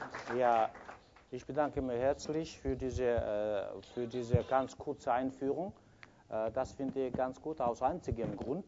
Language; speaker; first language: German; non-native, fluent; Kyrgyz